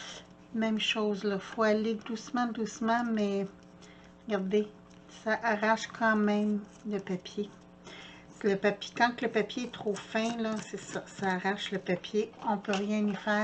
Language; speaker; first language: French; native; French